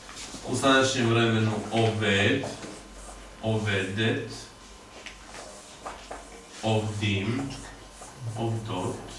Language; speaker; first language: Hebrew; non-native, fluent; Serbian